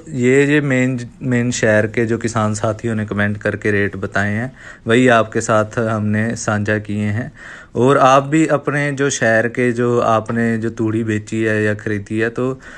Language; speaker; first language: Hindi; non-native, local second language; Punjabi